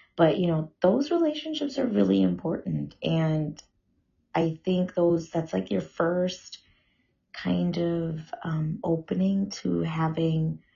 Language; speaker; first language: English; early bilingual, other home language; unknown